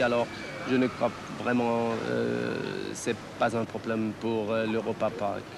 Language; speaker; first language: French; non-native, fluent; German